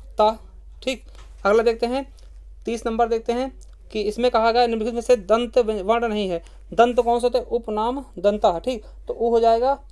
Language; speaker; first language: Hindi; native; Hindi